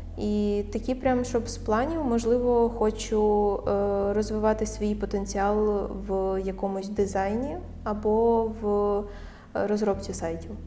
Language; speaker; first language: Ukrainian; native; Ukrainian